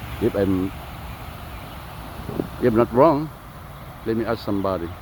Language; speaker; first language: English; non-native, learner; Lao